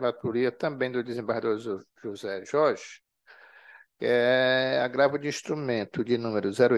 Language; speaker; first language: Portuguese; native; Portuguese